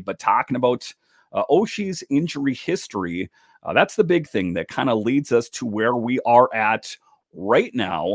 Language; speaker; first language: English; native; English